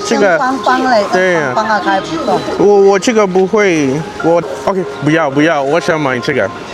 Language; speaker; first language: Chinese; non-native, learner; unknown